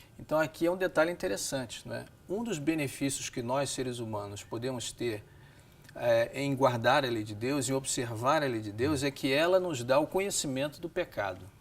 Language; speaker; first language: Portuguese; native; Portuguese